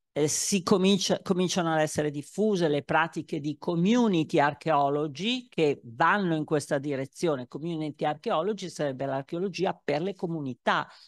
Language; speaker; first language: Italian; native; Italian